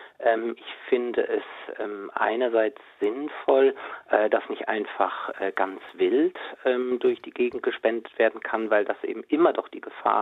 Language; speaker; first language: German; native; German